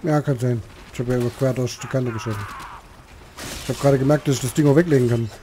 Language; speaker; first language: German; native; German